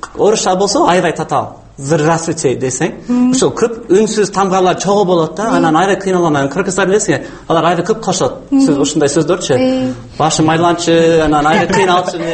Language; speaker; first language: Kyrgyz; non-native, fluent; English